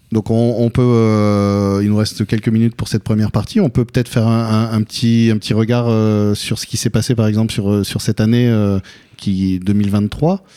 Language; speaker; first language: French; native; French